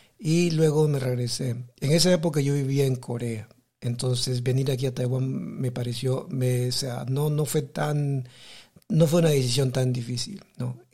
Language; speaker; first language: Spanish; native; Spanish